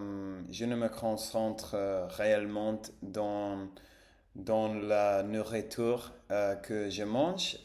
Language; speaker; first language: French; non-native, fluent; Spanish